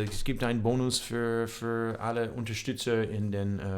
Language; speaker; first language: German; non-native, learner; English